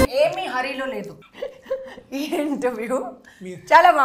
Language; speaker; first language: Telugu; non-native, learner; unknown